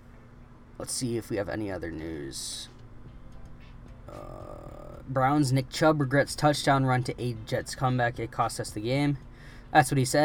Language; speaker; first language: English; native; English